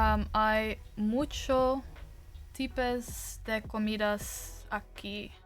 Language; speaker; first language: Spanish; non-native, learner; English